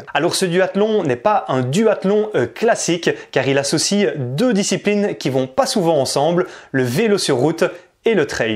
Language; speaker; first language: French; native; French